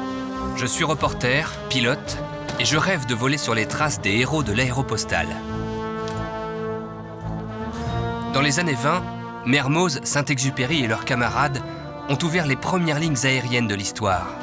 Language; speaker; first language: French; native; French